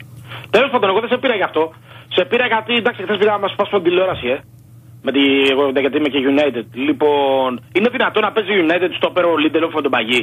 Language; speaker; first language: Greek; native; Greek